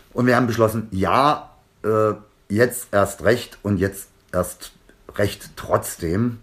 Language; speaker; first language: German; native; German